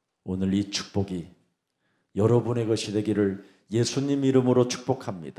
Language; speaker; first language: Korean; native; Korean